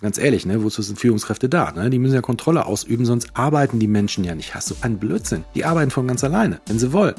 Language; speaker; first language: German; native; German